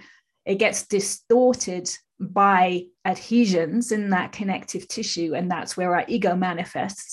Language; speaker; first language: English; native; English